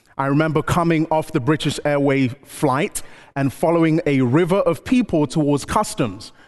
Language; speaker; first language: English; early bilingual, other home language; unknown